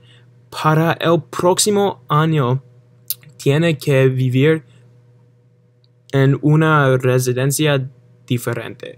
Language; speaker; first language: Spanish; non-native, learner; English